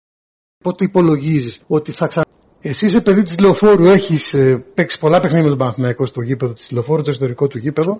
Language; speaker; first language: Greek; native; Greek